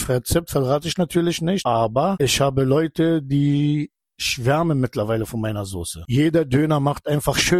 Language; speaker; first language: German; non-native, fluent; Turkish